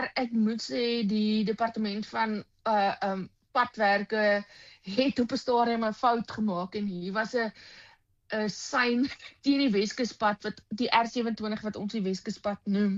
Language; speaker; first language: Afrikaans; native; Afrikaans